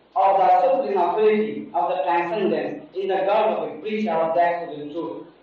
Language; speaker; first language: English; non-native, local second language; Bangla